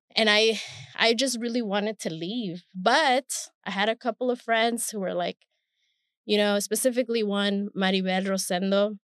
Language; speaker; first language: English; early bilingual, other home language; Spanish